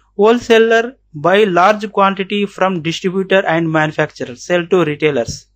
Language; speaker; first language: English; non-native, local second language; Telugu